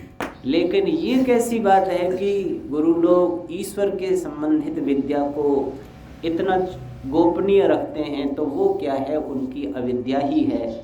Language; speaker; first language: Hindi; native; Hindi